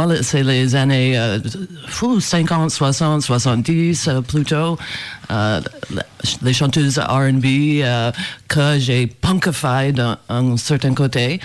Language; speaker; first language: French; non-native, fluent; English